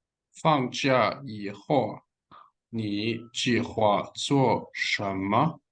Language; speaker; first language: Chinese; non-native, learner; Spanish